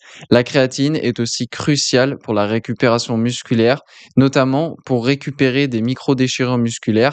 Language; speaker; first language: French; native; French